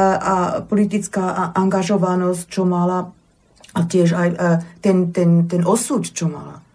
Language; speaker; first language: Slovak; non-native, fluent; German